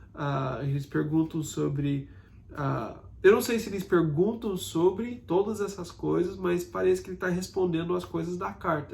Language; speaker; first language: Portuguese; non-native, fluent; English